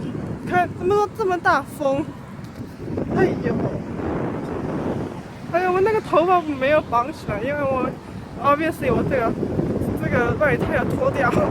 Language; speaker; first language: Chinese; early bilingual, heritage; Chinese